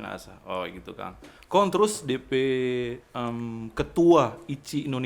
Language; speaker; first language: Indonesian; non-native, local second language; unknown